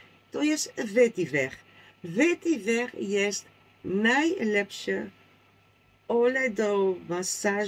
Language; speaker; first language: Polish; non-native, learner; Dutch